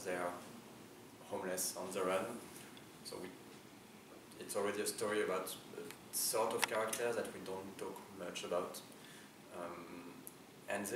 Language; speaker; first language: English; non-native, fluent; French